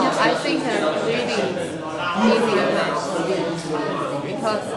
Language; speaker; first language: English; non-native, learner; Chinese